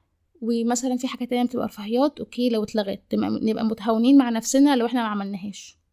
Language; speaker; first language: Arabic; native; Arabic